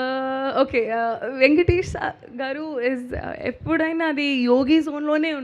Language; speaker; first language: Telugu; non-native, learner; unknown